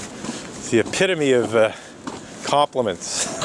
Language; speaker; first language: English; native; English